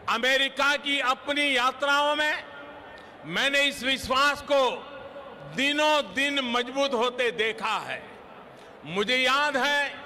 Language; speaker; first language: Hindi; non-native, local second language; Gujarati